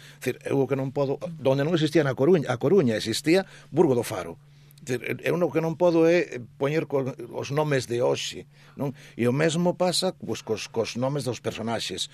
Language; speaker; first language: Galician; native; Galician